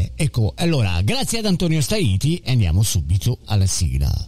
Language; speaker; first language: Italian; native; Italian